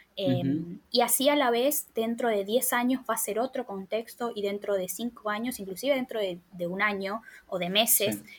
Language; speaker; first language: Spanish; native; Spanish